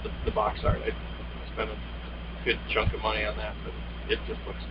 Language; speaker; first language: English; native; English